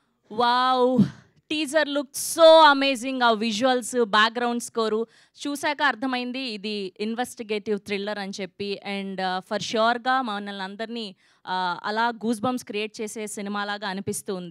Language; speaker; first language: Telugu; native; Telugu